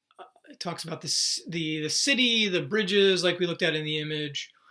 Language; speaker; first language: English; native; English